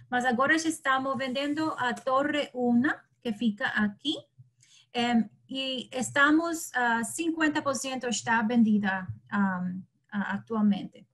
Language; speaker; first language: Portuguese; non-native, learner; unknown